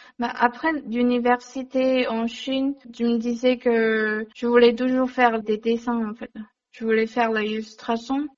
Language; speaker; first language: French; non-native, learner; Chinese